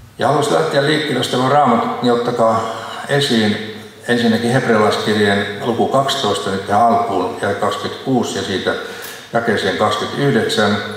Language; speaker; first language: Finnish; native; Finnish